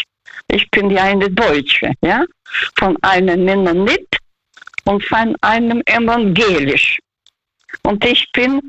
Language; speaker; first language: German; non-native, fluent; Russian